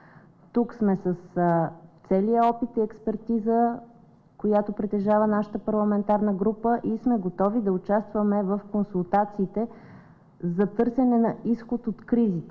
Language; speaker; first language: Bulgarian; native; Bulgarian